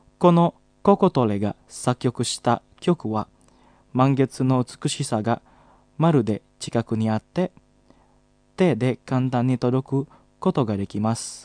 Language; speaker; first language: Japanese; non-native, fluent; Indonesian